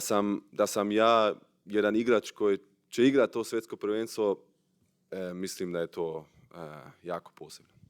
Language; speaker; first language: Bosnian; early bilingual, heritage; Bosnian